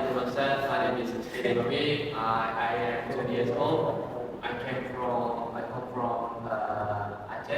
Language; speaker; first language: English; non-native, learner; Indonesian